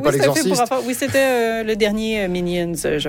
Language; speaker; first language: French; native; French